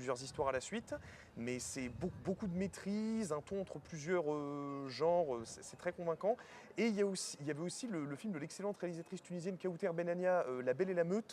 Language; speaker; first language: French; native; French